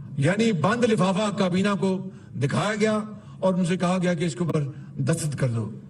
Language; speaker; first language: Urdu; non-native, local second language; Punjabi